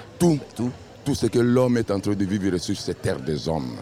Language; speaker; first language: French; non-native, local second language; Lingala